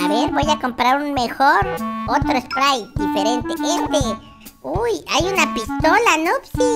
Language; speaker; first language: Spanish; native; Spanish